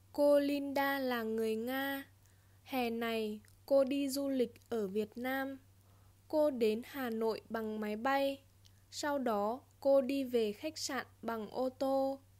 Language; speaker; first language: Vietnamese; native; Vietnamese